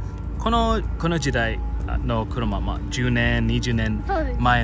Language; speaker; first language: Japanese; non-native, fluent; English